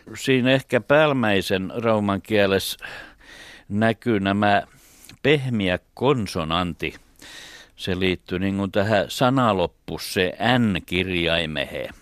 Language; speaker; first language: Finnish; native; Finnish